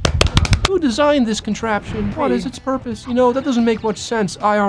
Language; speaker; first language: English; native; English